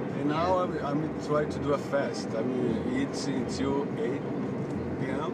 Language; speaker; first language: English; non-native, learner; Portuguese